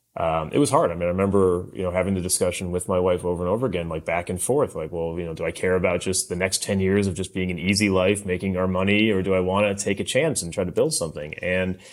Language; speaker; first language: English; native; English